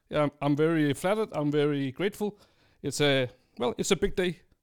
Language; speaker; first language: English; non-native, fluent; Danish